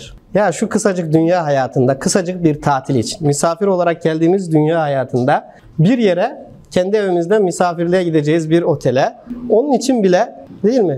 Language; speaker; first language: Turkish; native; Turkish